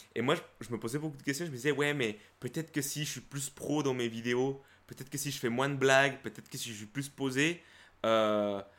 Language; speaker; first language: French; early bilingual, other home language; Spanish